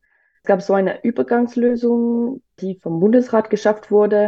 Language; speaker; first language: German; non-native, local second language; French